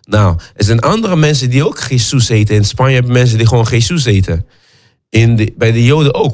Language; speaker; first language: Dutch; non-native, fluent; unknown